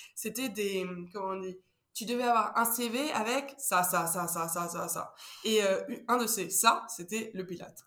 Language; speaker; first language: French; early bilingual, heritage; Spanish